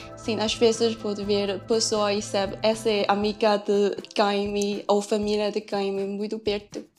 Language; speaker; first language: Portuguese; non-native, learner; Chinese